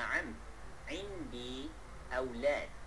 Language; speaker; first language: Arabic; non-native, fluent; Malay